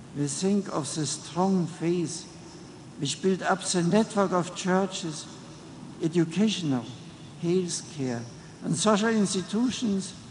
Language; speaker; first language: English; non-native, fluent; German